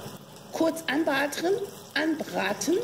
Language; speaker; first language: German; non-native, learner; Chinese